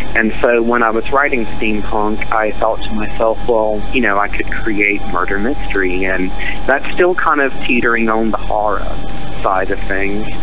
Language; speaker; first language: English; native; English